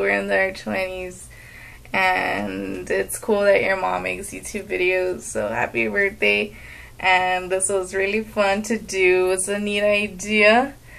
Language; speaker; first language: English; early bilingual, other home language; Spanish